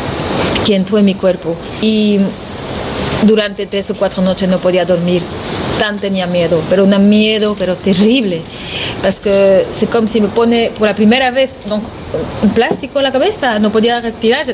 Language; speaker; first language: Spanish; non-native, learner; French